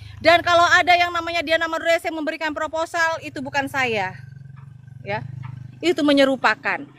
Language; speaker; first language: Indonesian; non-native, local second language; Madurese